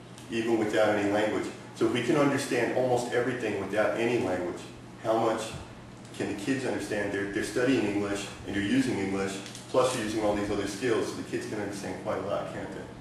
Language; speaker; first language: English; native; English